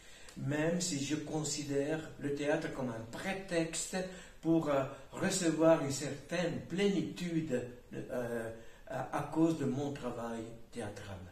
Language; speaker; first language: French; non-native, fluent; Italian